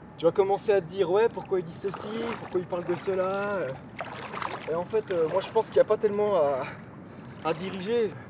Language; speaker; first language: French; native; French